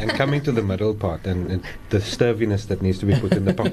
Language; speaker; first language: English; native; English